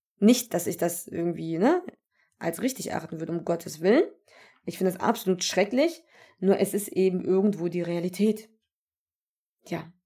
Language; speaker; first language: German; early bilingual, other home language; Turkish